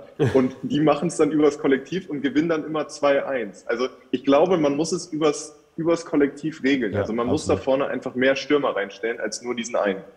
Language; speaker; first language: German; native; German